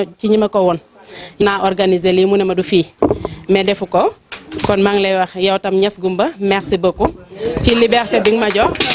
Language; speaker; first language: Wolof; non-native, local second language; Fula